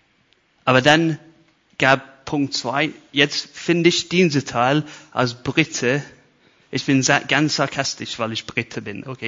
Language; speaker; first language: German; non-native, fluent; English